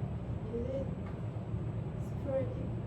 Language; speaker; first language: English; non-native, learner; Korean